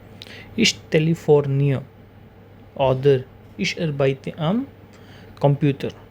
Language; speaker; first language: German; non-native, learner; Hindi